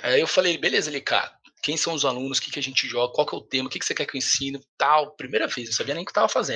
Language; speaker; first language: Portuguese; native; Portuguese